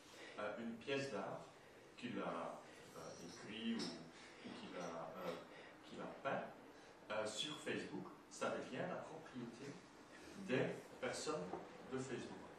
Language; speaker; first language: French; non-native, fluent; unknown